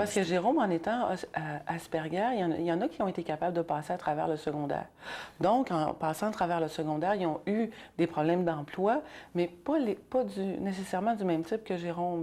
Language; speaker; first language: French; native; French